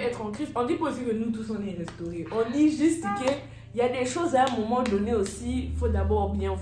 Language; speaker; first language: French; native; French